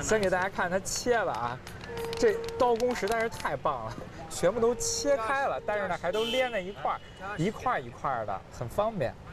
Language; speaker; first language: Chinese; native; Chinese